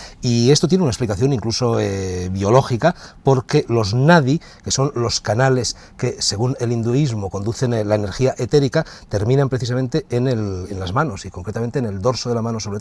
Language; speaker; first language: Spanish; native; Spanish